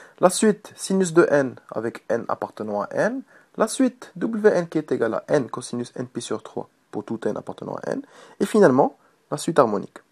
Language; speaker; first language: French; non-native, local second language; Arabic